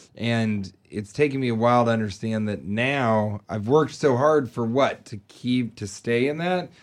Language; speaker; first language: English; native; English